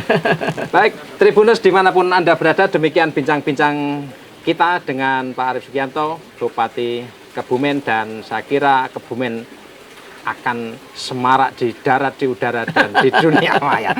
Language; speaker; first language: Indonesian; native; Indonesian